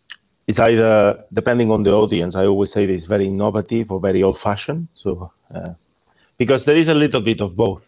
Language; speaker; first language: English; non-native, fluent; Spanish